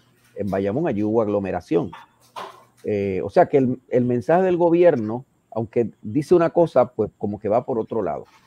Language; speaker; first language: Spanish; native; Spanish